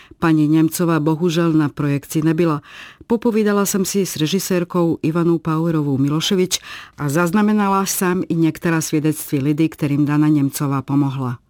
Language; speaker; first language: Czech; non-native, fluent; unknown